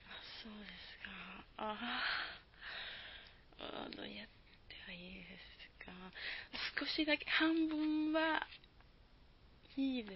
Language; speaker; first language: Japanese; non-native, learner; Spanish